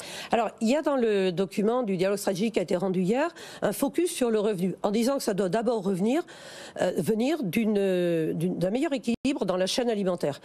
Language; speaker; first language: French; native; French